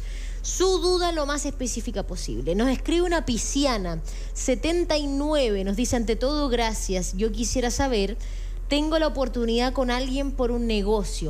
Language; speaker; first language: Spanish; native; Spanish